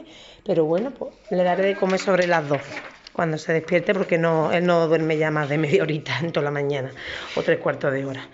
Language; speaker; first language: Spanish; native; Spanish